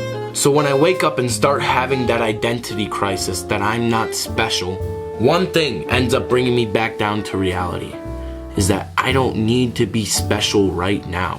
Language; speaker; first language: English; native; English